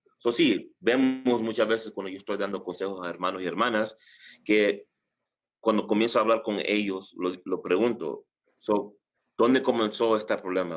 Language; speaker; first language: Spanish; early bilingual, heritage; English